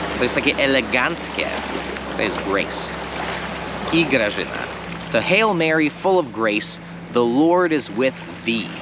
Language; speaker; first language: Polish; non-native, fluent; English